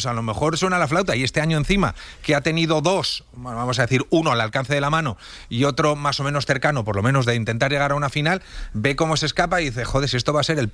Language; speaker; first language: Spanish; native; Spanish